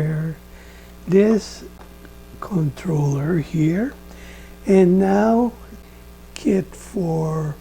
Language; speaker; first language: English; non-native, learner; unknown